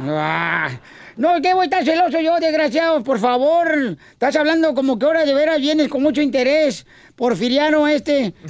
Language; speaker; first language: Spanish; native; Spanish